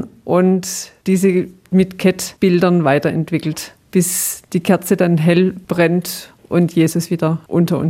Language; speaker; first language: German; native; German